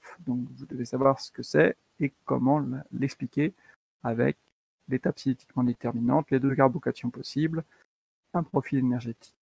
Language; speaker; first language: French; native; French